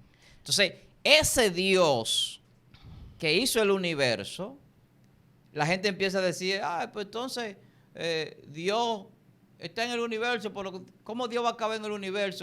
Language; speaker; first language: Spanish; native; Spanish